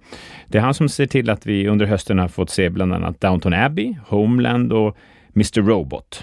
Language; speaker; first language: Swedish; native; Swedish